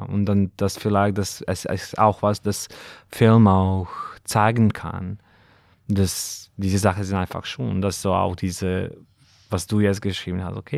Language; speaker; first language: German; non-native, fluent; Serbian